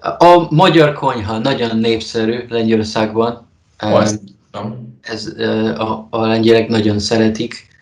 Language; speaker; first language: Hungarian; non-native, learner; Polish